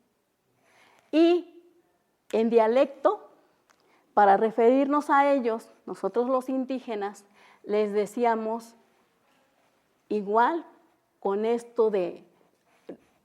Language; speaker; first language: Spanish; non-native, local second language; Mixtepec Mixtec